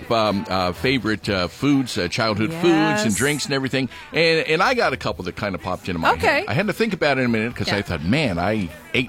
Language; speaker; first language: English; native; English